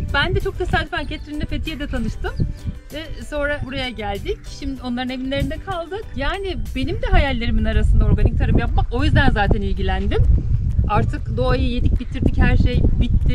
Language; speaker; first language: Turkish; native; Turkish